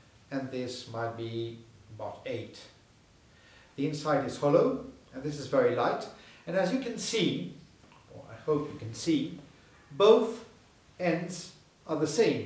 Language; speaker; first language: English; non-native, fluent; Spanish